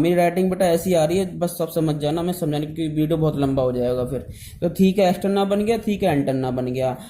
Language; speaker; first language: Hindi; native; Hindi